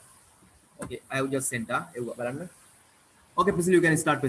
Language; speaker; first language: English; non-native, local second language; Sinhala